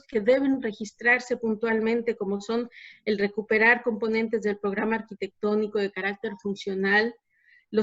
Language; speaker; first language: Spanish; native; Spanish